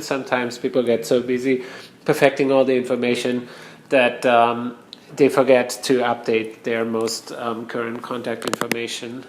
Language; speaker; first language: English; non-native, fluent; German